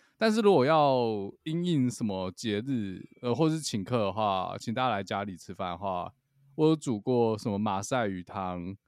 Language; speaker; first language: Chinese; native; Chinese